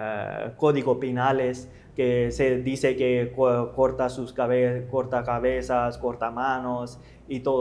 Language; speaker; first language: Spanish; non-native, learner; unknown